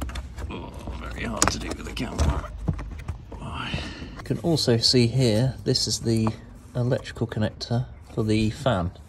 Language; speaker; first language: English; native; English